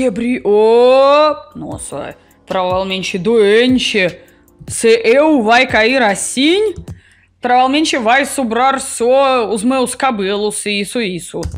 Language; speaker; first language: Portuguese; non-native, learner; Russian